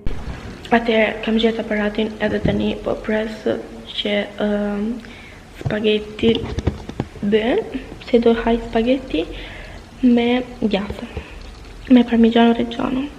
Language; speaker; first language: Albanian; early bilingual, heritage; Albanian